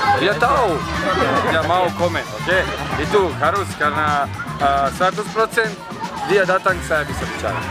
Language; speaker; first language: Indonesian; non-native, learner; Serbian